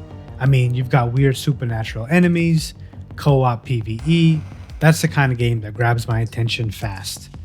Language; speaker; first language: English; native; English